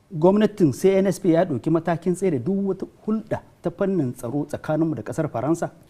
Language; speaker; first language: Hausa; non-native, local second language; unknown